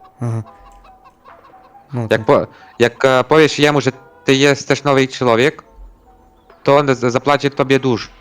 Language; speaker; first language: Polish; non-native, learner; Ukrainian